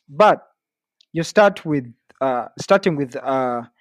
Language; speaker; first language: English; non-native, local second language; Ganda